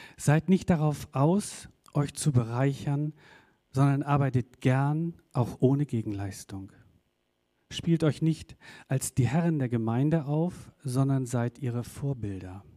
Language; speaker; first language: German; native; German